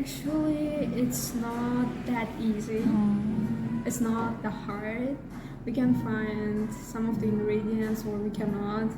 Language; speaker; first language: English; non-native, learner; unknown